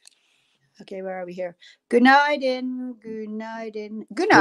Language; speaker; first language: Turkish; non-native, learner; English